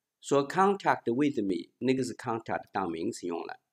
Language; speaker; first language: Chinese; native; Chinese